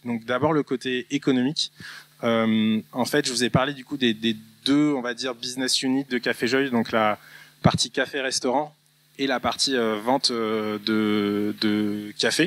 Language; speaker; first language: French; native; French